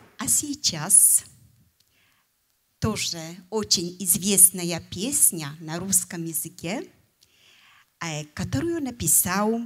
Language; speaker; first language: Russian; non-native, fluent; Polish